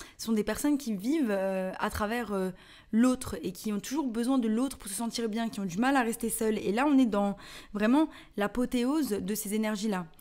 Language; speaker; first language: French; native; French